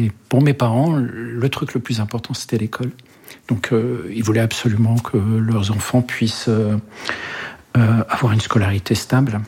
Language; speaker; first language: French; early bilingual, other home language; Arabic